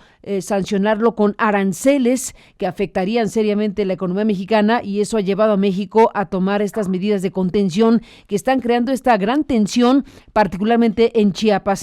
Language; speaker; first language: Spanish; native; Spanish